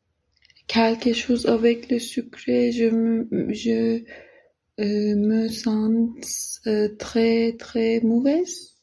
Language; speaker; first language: French; non-native, learner; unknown